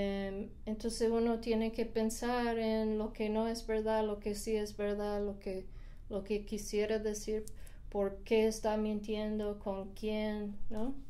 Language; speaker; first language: Spanish; non-native, fluent; English